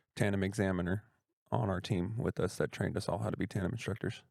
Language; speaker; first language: English; native; English